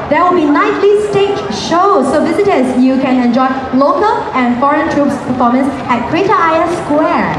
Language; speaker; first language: English; non-native, local second language; Chinese